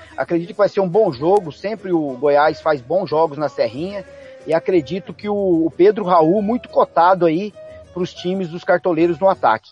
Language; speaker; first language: Portuguese; native; Portuguese